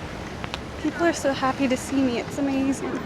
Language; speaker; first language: English; native; English